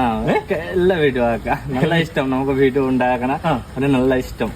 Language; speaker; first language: Malayalam; non-native, learner; Hindi